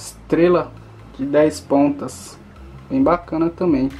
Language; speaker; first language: Portuguese; native; Portuguese